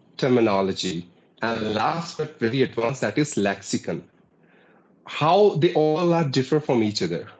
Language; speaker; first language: English; non-native, local second language; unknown